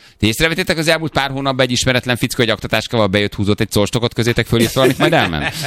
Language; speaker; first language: Hungarian; native; Hungarian